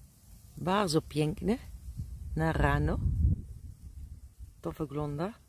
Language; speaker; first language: Polish; non-native, learner; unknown